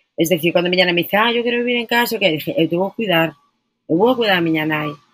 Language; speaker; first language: Galician; non-native, local second language; Spanish